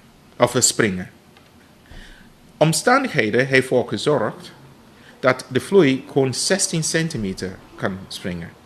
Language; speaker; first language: Dutch; non-native, fluent; English